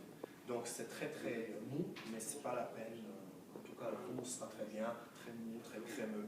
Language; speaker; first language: French; non-native, fluent; Hebrew